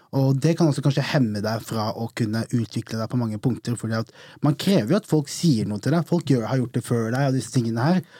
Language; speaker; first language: Norwegian; native; Norwegian